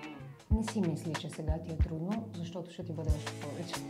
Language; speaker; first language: Bulgarian; native; Bulgarian